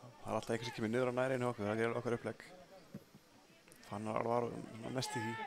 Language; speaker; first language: Icelandic; native; Icelandic